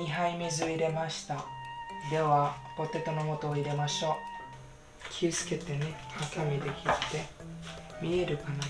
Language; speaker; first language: Japanese; non-native, learner; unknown